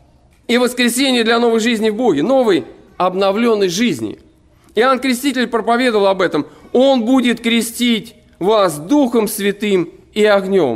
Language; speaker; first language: Russian; native; Russian